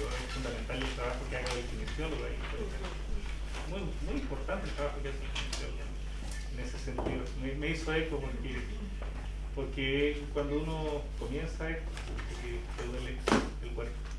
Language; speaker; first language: Spanish; native; Spanish